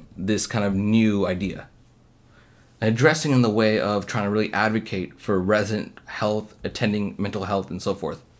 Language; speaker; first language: English; early bilingual, other home language; Hindi